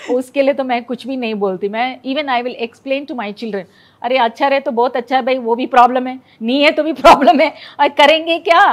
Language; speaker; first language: Hindi; non-native, local second language; Telugu